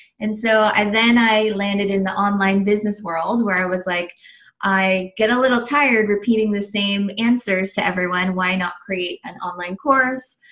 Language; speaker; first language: English; early bilingual, other home language; Filipino